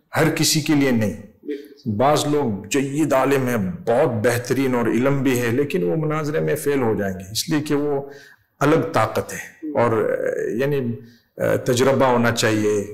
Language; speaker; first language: Urdu; non-native, learner; English